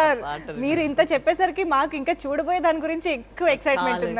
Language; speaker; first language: Telugu; native; Telugu